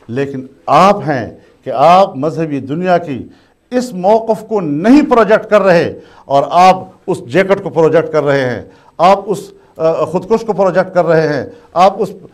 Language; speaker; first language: Urdu; non-native, local second language; Pashto